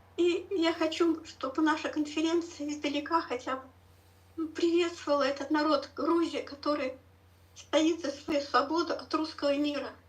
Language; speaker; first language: Russian; native; Russian